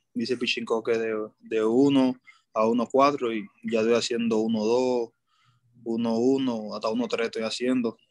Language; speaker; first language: Spanish; native; Spanish